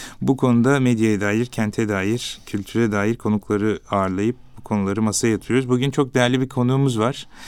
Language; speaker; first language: Turkish; native; Turkish